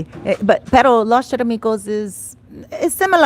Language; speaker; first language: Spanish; non-native, learner; English